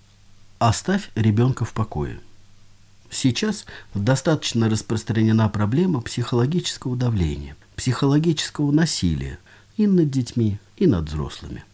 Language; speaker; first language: Russian; native; Russian